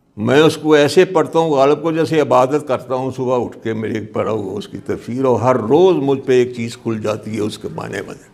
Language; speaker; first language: Urdu; non-native, local second language; Punjabi